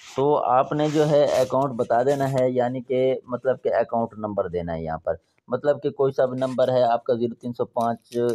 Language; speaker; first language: Urdu; non-native, local second language; Punjabi